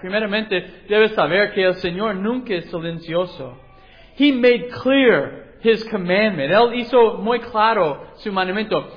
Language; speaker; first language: Spanish; non-native, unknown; English